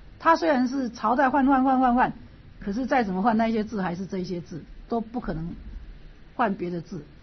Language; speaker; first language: Chinese; native; Chinese